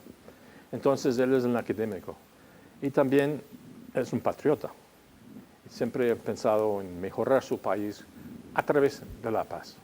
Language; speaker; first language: Spanish; non-native, fluent; English